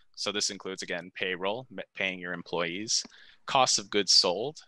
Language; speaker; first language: English; early bilingual, other home language; Spanish